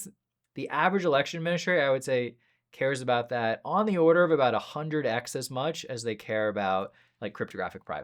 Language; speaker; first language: English; native; English